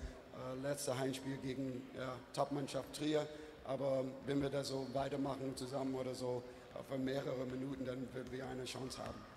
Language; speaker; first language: German; non-native, fluent; English